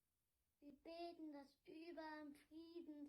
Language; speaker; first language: German; early bilingual, other home language; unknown